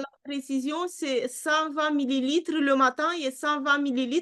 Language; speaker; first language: French; non-native, fluent; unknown